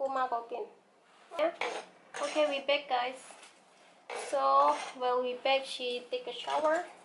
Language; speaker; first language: English; non-native, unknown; Indonesian